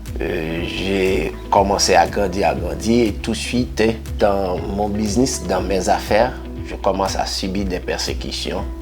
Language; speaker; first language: French; non-native, local second language; Haitian Creole